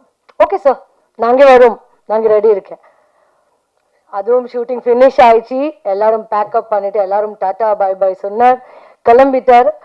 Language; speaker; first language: Tamil; non-native, fluent; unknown